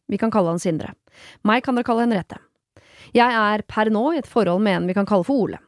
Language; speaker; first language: Norwegian; native; Norwegian